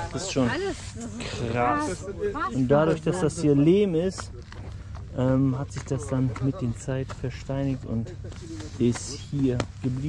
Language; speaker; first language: German; native; German